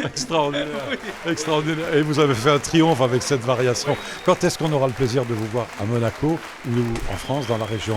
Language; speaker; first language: French; native; French